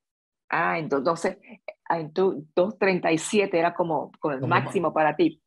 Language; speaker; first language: Spanish; early bilingual, other home language; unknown